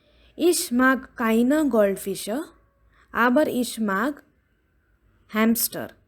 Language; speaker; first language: German; non-native, fluent; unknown